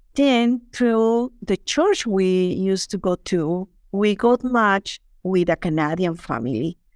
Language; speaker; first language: English; non-native, fluent; Spanish